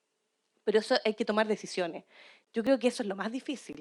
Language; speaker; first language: Spanish; native; Spanish